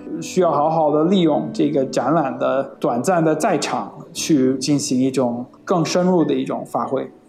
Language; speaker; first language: Chinese; non-native, fluent; English